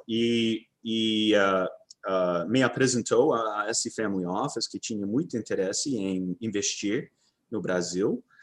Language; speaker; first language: Portuguese; non-native, fluent; English